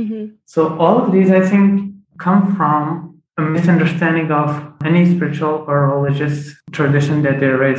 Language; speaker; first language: English; non-native, fluent; Punjabi